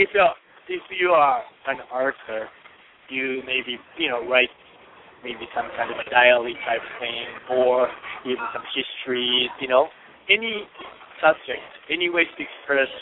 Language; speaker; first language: English; non-native, fluent; Japanese